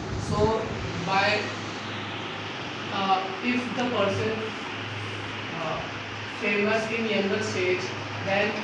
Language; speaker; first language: English; non-native, learner; Hindi